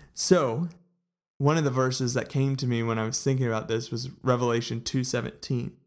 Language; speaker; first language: English; native; English